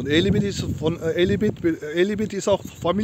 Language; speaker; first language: German; non-native, learner; Turkish